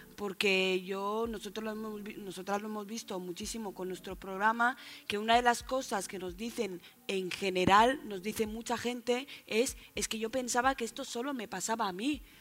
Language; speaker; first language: Spanish; native; Spanish